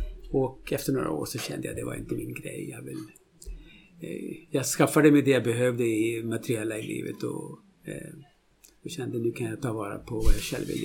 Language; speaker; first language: Swedish; non-native, fluent; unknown